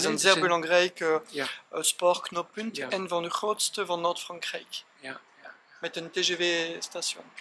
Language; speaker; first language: Dutch; non-native, fluent; French